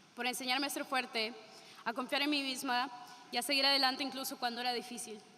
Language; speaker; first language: Spanish; early bilingual, other home language; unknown